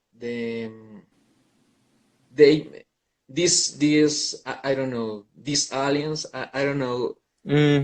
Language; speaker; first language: English; non-native, learner; Spanish